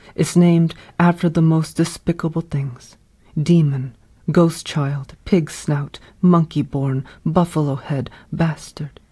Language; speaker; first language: English; early bilingual, other home language; Vietnamese